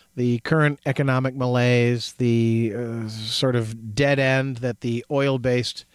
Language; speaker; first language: English; native; English